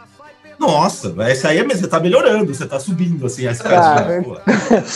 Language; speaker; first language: Portuguese; native; Portuguese